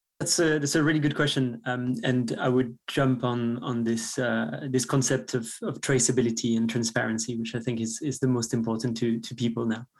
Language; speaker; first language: English; non-native, fluent; French